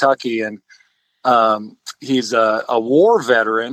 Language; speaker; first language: English; native; English